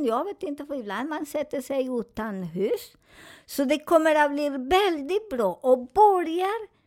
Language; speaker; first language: Swedish; non-native, fluent; Spanish